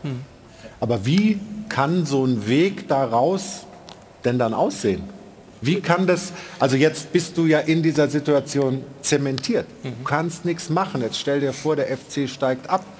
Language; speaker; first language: German; native; German